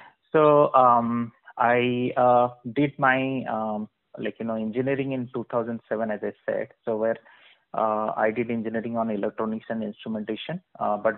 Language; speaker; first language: English; non-native, local second language; Odia